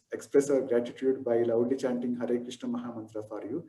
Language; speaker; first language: English; non-native, local second language; Kannada